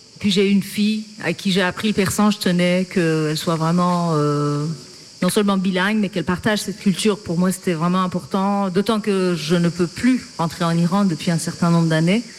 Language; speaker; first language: French; non-native, fluent; Persian